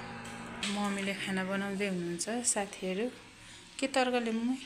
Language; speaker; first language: Nepali; native; Nepali